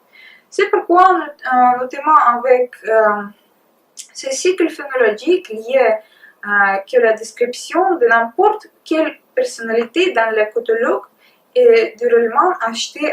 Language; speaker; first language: French; non-native, learner; Russian